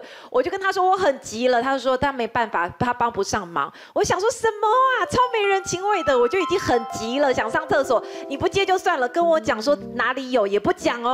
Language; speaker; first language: Chinese; native; Chinese